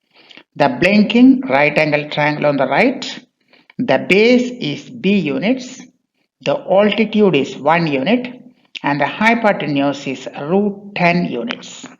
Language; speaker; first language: English; non-native, local second language; Bangla